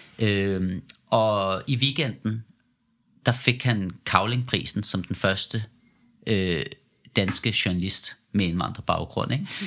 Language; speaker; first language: Danish; early bilingual, other home language; Persian